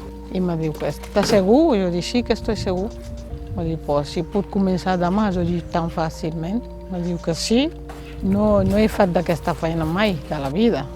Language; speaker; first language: Catalan; non-native, fluent; Fula